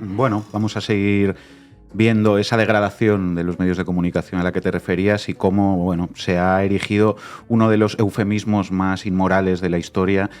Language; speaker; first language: Spanish; native; Spanish